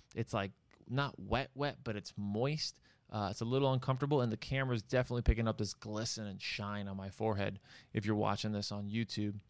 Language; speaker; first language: English; native; English